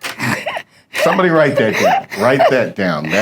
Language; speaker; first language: English; native; English